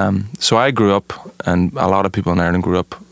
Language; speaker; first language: English; native; English